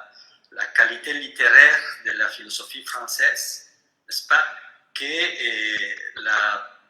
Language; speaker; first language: French; non-native, fluent; Spanish